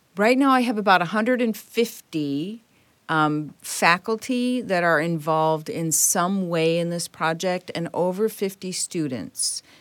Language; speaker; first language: English; native; English